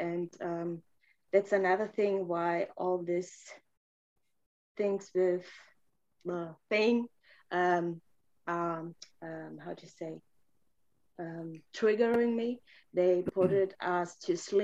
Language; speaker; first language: English; non-native, fluent; German